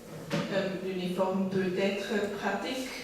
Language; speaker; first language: French; non-native, learner; Dutch